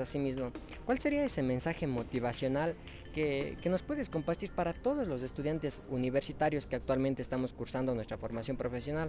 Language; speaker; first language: Spanish; native; Spanish